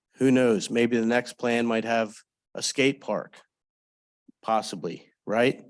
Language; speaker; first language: English; native; English